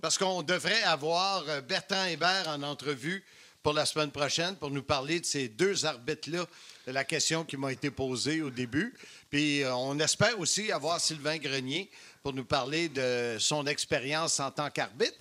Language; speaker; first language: French; native; French